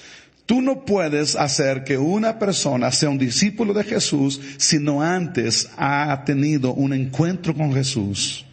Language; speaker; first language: Spanish; native; Spanish